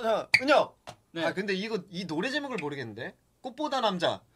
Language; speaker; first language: Korean; native; Korean